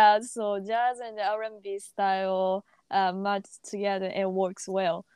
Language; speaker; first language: English; non-native, learner; Japanese